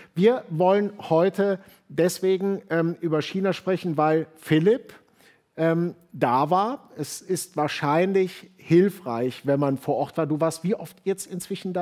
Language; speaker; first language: German; native; German